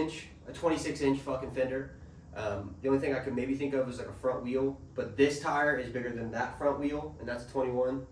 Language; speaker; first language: English; native; English